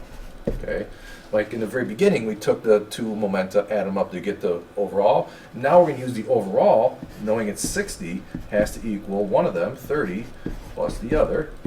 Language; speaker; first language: English; native; English